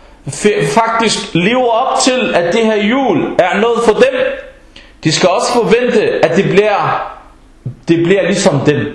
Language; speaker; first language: Danish; early bilingual, other home language; Arabic